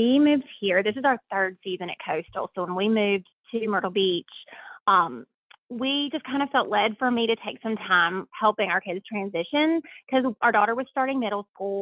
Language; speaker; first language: English; native; English